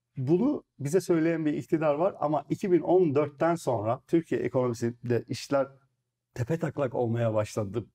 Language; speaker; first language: Turkish; native; Turkish